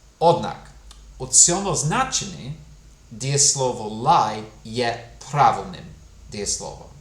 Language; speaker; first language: Ukrainian; non-native, fluent; English